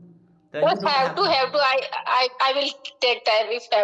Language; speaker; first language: English; non-native, learner; Hindi